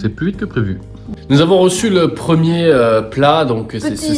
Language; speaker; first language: French; native; French